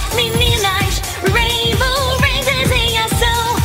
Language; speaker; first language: Portuguese; native; Portuguese